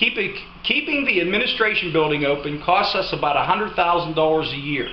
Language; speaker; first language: English; native; English